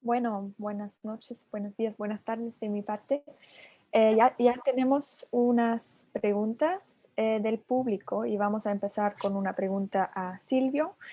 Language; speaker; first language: Spanish; non-native, fluent; German